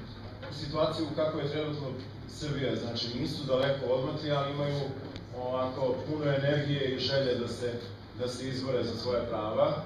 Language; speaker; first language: Serbian; native; Serbian